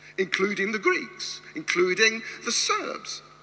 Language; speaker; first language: English; native; English